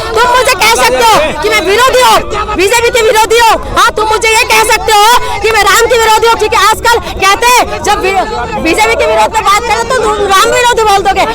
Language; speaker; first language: Hindi; non-native, local second language; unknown